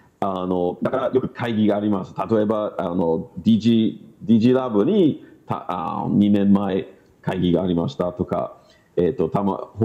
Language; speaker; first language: Japanese; non-native, learner; English